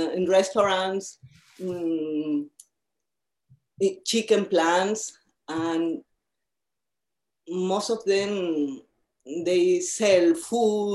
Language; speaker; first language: English; non-native, fluent; Spanish